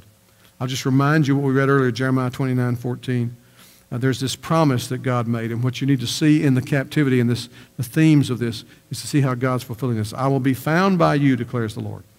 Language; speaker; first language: English; native; English